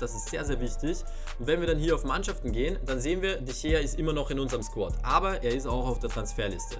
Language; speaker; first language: German; native; German